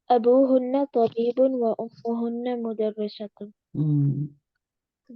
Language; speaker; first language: Arabic; non-native, learner; Urdu